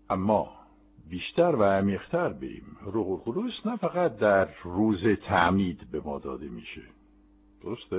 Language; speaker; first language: Persian; non-native, fluent; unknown